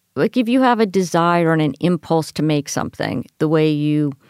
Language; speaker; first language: English; native; English